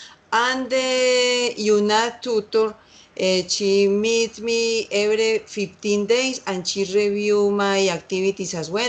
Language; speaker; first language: English; non-native, learner; Spanish